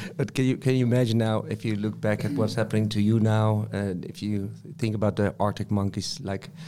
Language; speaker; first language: English; non-native, fluent; Dutch